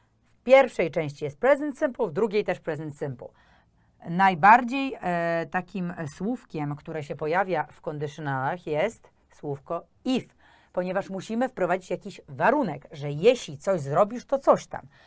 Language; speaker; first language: Polish; native; Polish